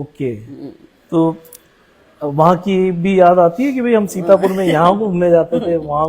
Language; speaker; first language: Hindi; native; Hindi